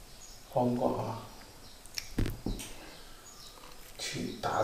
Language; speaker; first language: Chinese; native; Chinese